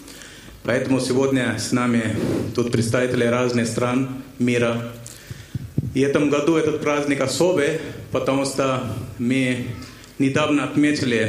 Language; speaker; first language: Russian; non-native, fluent; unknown